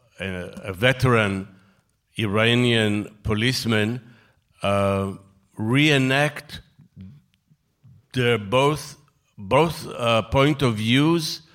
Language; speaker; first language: English; non-native, fluent; Hebrew